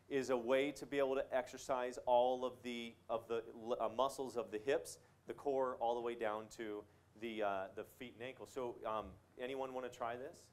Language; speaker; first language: English; native; English